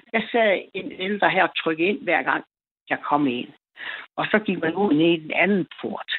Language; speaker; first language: Danish; native; Danish